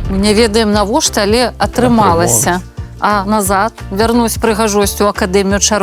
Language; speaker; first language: Belarusian; native; Belarusian